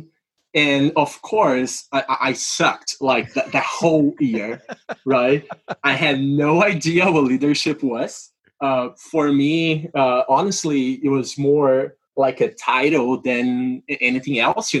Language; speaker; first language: English; non-native, fluent; Portuguese